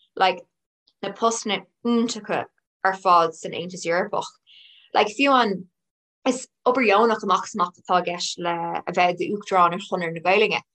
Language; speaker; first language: Irish; non-native, local second language; English